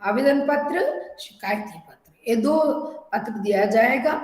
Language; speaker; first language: Hindi; non-native, local second language; Telugu